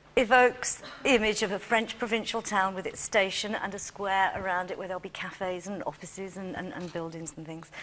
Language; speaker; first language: English; native; English